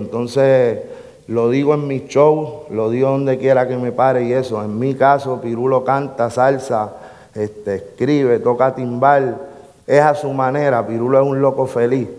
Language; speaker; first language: Spanish; native; Spanish